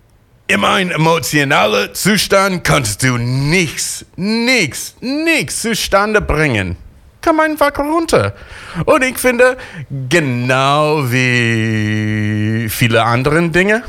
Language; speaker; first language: German; non-native, fluent; English